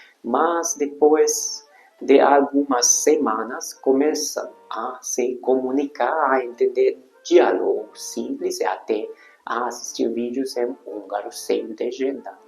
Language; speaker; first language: Portuguese; non-native, fluent; Hungarian